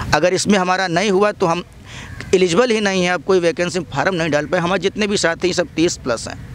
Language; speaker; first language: Hindi; native; Hindi